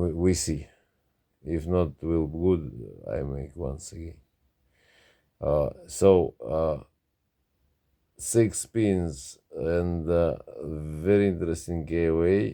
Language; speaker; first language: English; non-native, learner; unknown